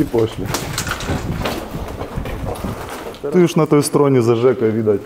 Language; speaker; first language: Polish; non-native, learner; Ukrainian